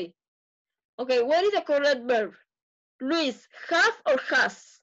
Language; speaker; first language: English; non-native, fluent; Spanish